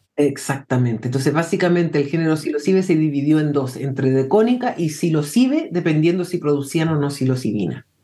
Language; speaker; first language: Spanish; early bilingual, heritage; Spanish